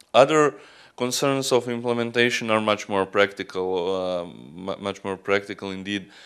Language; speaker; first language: English; non-native, fluent; Croatian